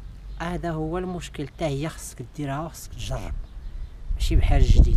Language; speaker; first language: Arabic; native; Arabic